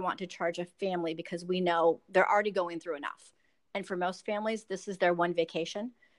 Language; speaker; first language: English; native; English